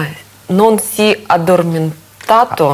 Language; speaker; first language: Italian; non-native, learner; Russian